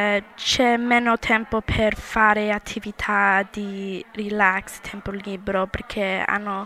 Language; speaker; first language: Italian; non-native, learner; English